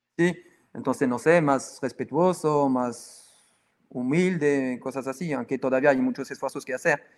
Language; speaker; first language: Spanish; non-native, fluent; French